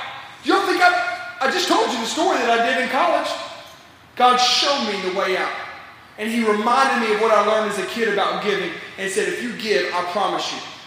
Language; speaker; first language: English; native; English